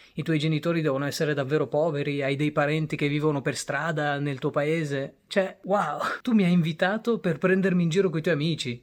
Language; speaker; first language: Italian; early bilingual, other home language; Bangla